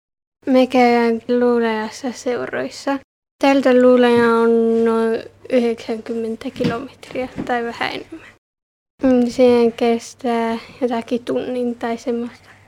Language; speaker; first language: Finnish; early bilingual, heritage; Finnish